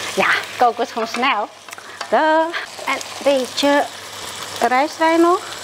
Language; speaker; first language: Dutch; non-native, fluent; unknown